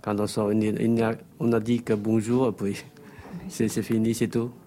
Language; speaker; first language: French; non-native, learner; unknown